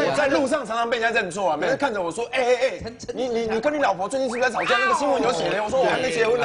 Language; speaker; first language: Chinese; native; Chinese